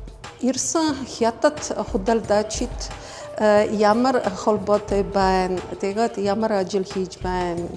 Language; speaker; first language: Mongolian; non-native, fluent; Polish